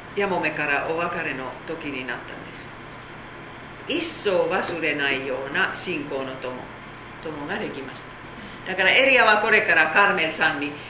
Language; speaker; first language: Japanese; non-native, fluent; Korean